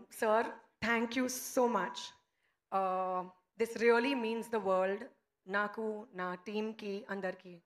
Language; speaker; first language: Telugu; non-native, learner; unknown